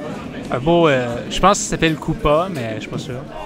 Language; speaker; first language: French; native; French